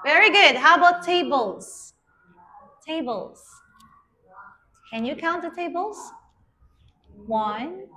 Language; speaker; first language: English; non-native, fluent; Vietnamese